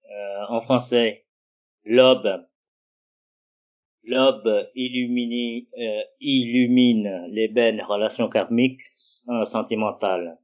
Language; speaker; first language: French; non-native, fluent; Vietnamese